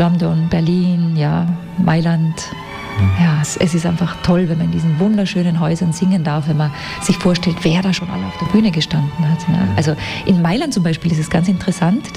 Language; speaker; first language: German; native; German